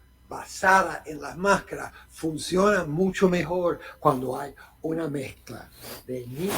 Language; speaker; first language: Spanish; non-native, fluent; English